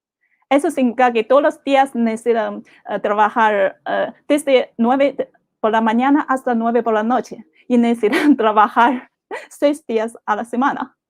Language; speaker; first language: Spanish; non-native, fluent; Chinese